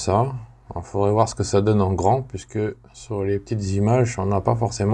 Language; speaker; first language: French; native; French